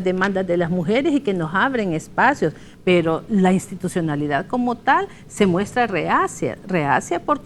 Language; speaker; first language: Spanish; native; Spanish